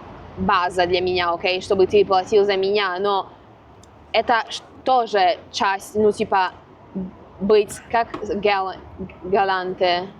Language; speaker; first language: Russian; non-native, fluent; Italian